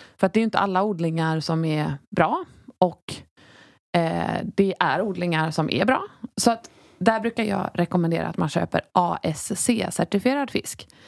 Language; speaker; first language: Swedish; native; Swedish